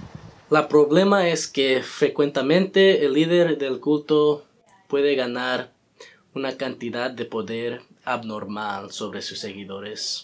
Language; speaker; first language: Spanish; non-native, learner; English